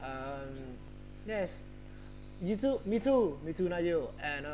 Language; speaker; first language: English; non-native, learner; Vietnamese